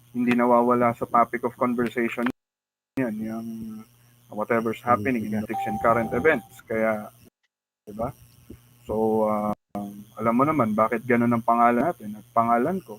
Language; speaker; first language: Filipino; native; Filipino